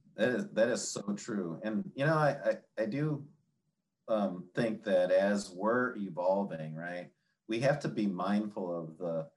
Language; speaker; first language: English; native; English